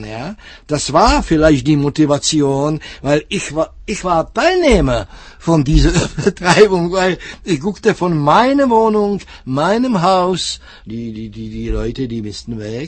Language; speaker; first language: German; non-native, fluent; Czech